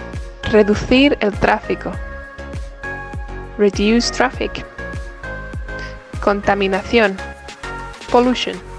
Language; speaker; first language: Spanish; non-native, fluent; English